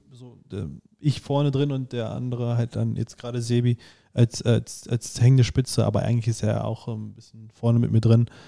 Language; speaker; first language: German; native; German